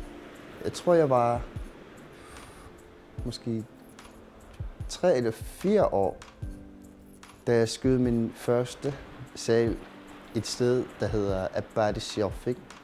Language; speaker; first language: Danish; non-native, local second language; Kalaallisut